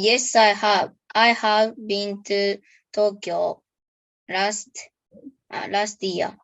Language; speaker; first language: English; non-native, learner; Japanese